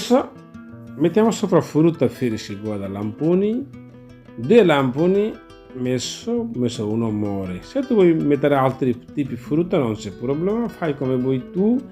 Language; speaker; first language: Italian; non-native, learner; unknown